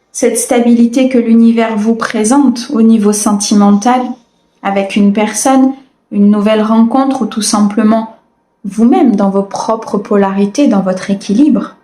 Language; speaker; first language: French; native; French